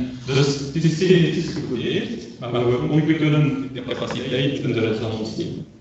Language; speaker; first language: Dutch; non-native, local second language; French